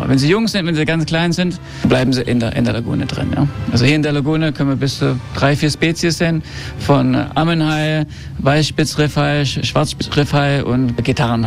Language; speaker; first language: German; early bilingual, heritage; German